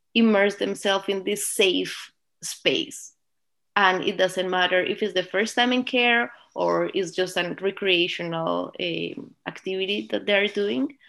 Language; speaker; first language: English; non-native, fluent; Spanish